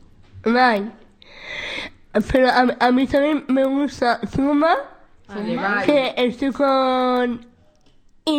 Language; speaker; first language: Spanish; non-native, local second language; Basque